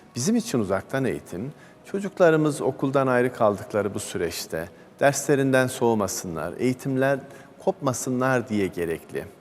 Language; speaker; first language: Turkish; native; Turkish